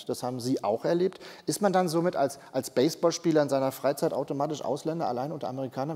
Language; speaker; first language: German; native; German